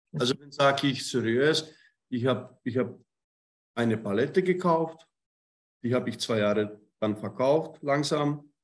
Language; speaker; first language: German; non-native, fluent; Czech